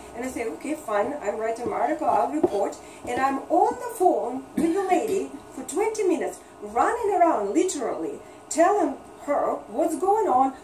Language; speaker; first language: English; non-native, fluent; Russian